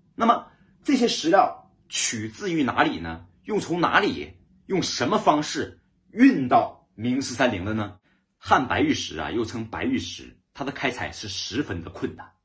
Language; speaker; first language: Chinese; native; Chinese